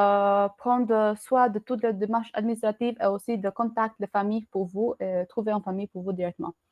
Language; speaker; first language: French; non-native, learner; Albanian